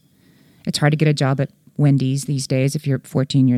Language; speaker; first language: English; native; English